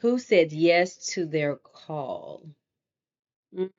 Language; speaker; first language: English; native; English